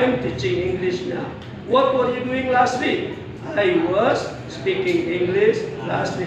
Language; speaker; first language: English; non-native, fluent; Indonesian